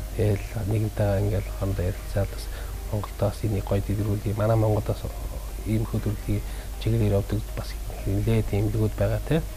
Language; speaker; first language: Mongolian; early bilingual, heritage; Mongolian